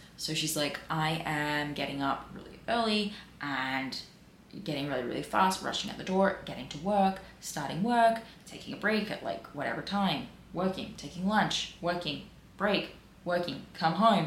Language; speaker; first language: English; native; English